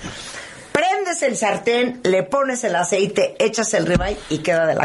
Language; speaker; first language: Spanish; native; Spanish